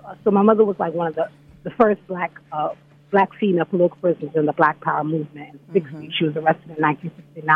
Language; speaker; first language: English; native; English